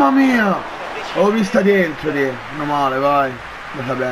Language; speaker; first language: Italian; native; Italian